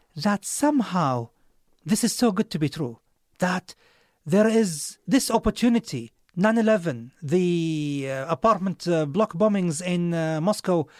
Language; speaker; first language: English; non-native, fluent; Arabic